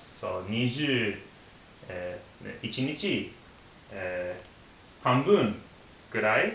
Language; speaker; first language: Japanese; non-native, learner; English